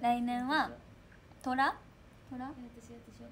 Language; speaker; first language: Japanese; native; Japanese